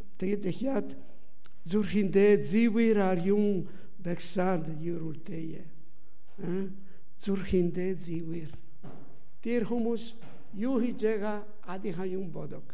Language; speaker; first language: Mongolian; non-native, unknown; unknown